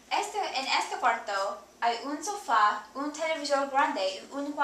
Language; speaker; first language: Spanish; non-native, learner; English